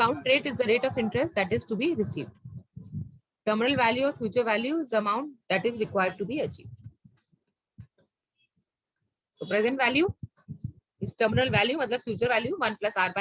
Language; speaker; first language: English; non-native, local second language; Hindi